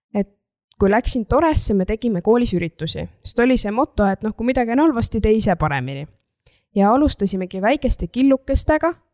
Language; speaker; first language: Estonian; native; Estonian